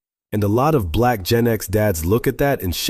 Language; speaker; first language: English; native; English